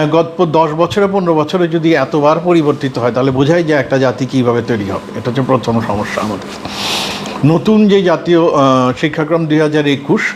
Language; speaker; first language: Bangla; native; Bangla